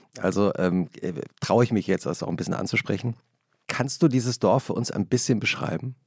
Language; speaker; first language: German; native; German